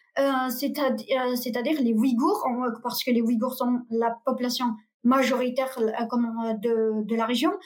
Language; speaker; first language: French; non-native, fluent; Uyghur